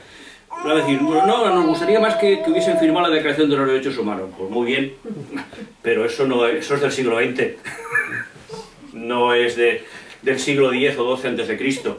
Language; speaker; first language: Spanish; native; Spanish